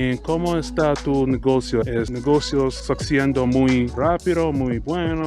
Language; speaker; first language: Spanish; non-native, learner; English